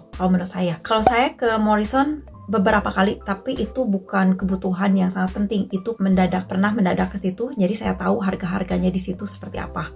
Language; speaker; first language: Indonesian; native; Indonesian